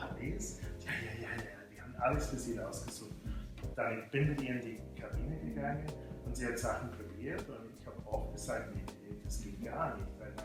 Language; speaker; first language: German; non-native, fluent; English